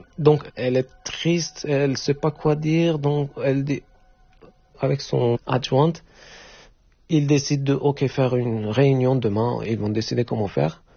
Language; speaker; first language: French; non-native, learner; Turkish